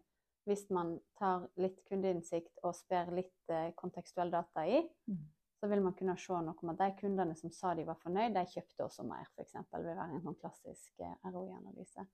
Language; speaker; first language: Norwegian; native; Norwegian